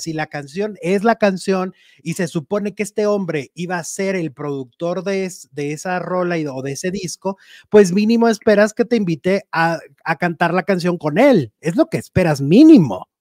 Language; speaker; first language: Spanish; native; Spanish